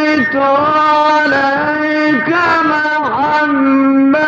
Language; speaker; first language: Arabic; native; Arabic